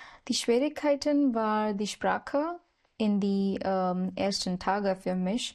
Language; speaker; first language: German; non-native, learner; Marathi